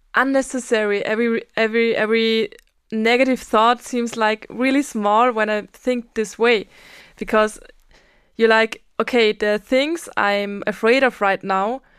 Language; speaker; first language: English; non-native, fluent; German